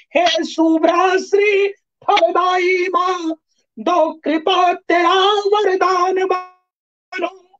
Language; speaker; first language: Hindi; native; Hindi